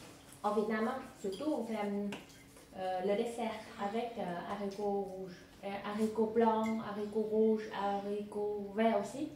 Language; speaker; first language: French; non-native, learner; Vietnamese